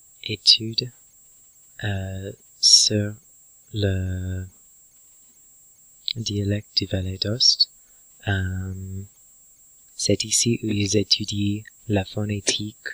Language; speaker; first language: French; non-native, learner; English